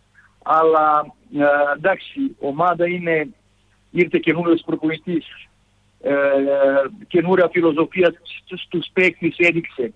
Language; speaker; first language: Greek; non-native, fluent; Serbian